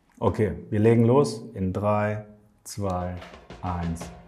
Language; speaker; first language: German; native; German